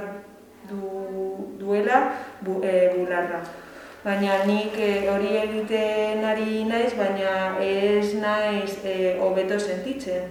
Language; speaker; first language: Basque; non-native, learner; Spanish